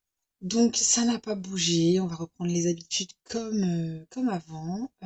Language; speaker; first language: French; native; French